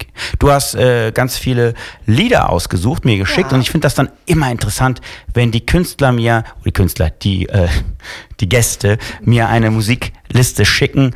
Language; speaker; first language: German; non-native, fluent; Italian